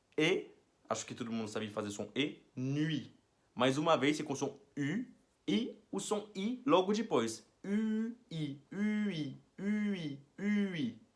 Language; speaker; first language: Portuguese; non-native, fluent; French